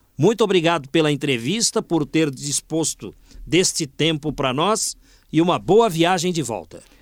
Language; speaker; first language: Portuguese; native; Portuguese